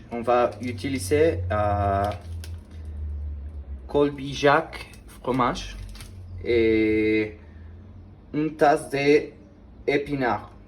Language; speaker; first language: French; non-native, learner; Spanish